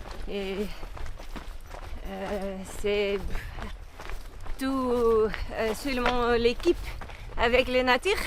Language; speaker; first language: French; non-native, learner; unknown